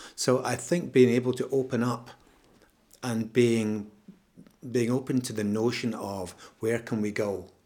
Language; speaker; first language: English; native; English